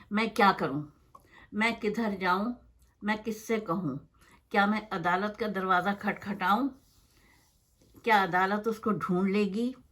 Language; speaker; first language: Urdu; native; Urdu